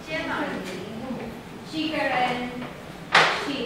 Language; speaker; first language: Chinese; non-native, learner; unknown